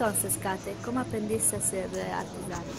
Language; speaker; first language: Spanish; non-native, learner; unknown